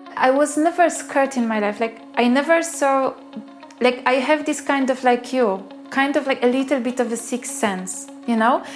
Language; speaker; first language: English; non-native, fluent; Polish